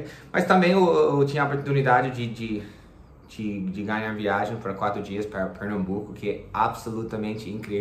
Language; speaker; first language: Portuguese; non-native, fluent; English